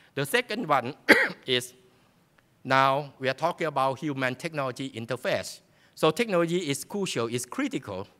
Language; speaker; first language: English; non-native, fluent; Thai